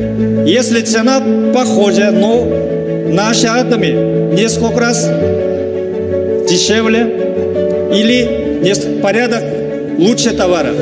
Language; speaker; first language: Russian; non-native, learner; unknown